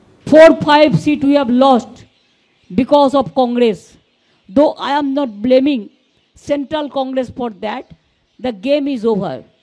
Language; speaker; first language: English; non-native, local second language; Bangla